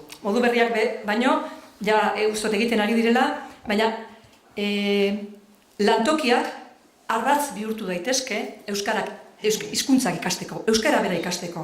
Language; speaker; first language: Basque; native; Basque